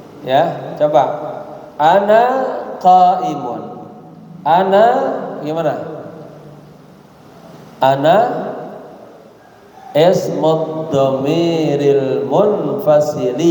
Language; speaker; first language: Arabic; non-native, fluent; Indonesian